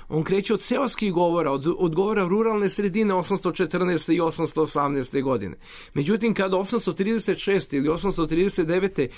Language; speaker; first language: Serbian; native; Serbian